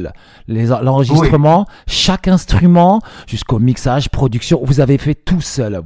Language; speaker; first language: French; native; French